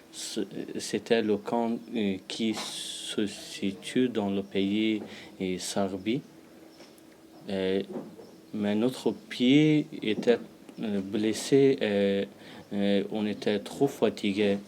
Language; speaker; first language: French; non-native, learner; Pashto